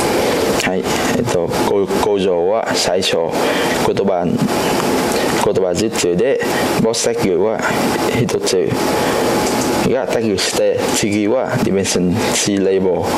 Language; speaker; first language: Japanese; non-native, learner; Cantonese